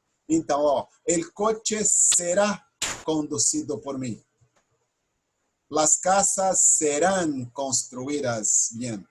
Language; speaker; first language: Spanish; non-native, fluent; Portuguese